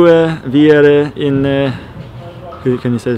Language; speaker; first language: Swedish; non-native, learner; English